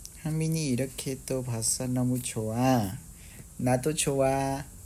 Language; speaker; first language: Korean; non-native, fluent; Vietnamese